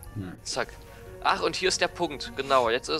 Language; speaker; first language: German; native; German